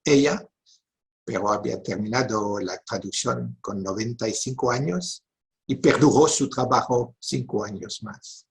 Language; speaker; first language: Spanish; non-native, fluent; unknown